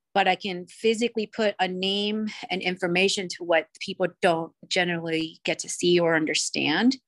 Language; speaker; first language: English; early bilingual, other home language; Spanish